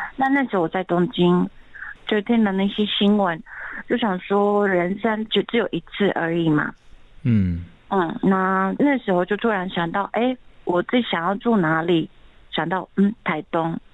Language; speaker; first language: Chinese; non-native, fluent; Japanese